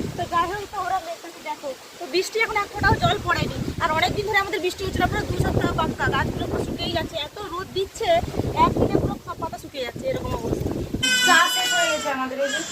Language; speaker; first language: Bangla; non-native, local second language; Santali